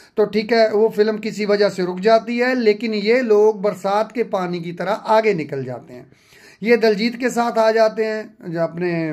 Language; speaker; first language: Hindi; non-native, local second language; Punjabi